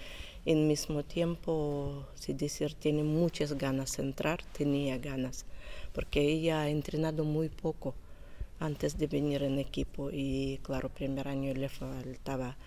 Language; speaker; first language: Spanish; non-native, learner; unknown